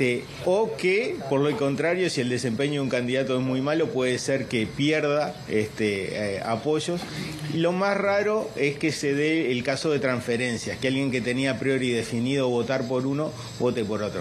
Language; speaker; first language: Spanish; native; Spanish